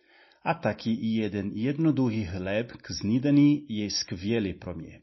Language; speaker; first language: Czech; non-native, learner; Portuguese